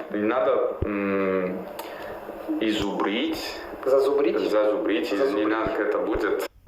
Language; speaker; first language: Russian; non-native, fluent; Italian